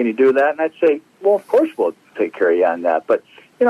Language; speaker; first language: English; native; English